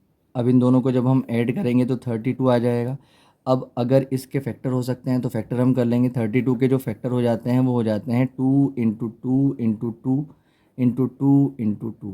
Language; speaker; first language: Hindi; native; Hindi